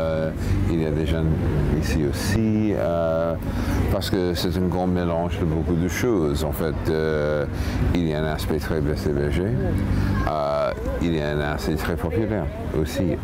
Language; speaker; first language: French; non-native, fluent; English